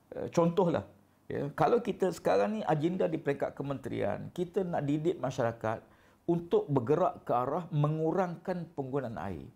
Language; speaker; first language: Malay; native; Malay